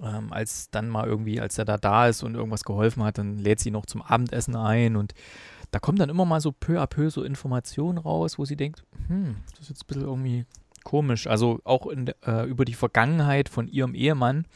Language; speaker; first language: German; native; German